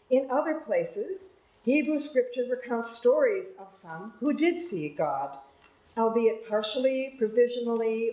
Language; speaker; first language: English; native; English